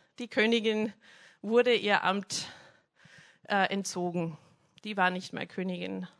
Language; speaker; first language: German; non-native, fluent; English